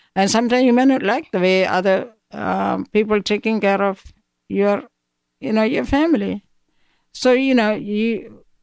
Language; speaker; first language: English; non-native, local second language; Malayalam